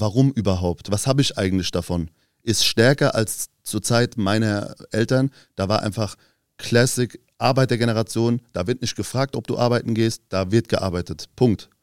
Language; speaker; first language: German; early bilingual, other home language; Turkish